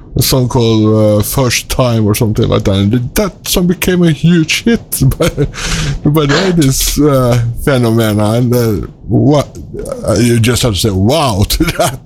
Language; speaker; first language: English; non-native, fluent; Swedish